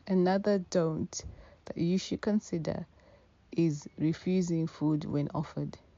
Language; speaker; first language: English; non-native, local second language; Shona